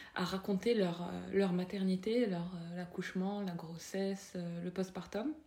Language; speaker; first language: French; non-native, local second language; Arabic